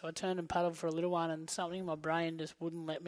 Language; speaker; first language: English; native; English